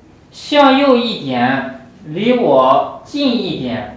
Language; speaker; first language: Chinese; non-native, fluent; Urdu